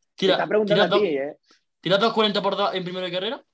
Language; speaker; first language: Spanish; native; Spanish